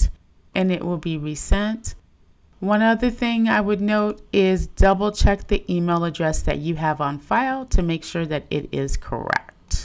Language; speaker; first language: English; native; English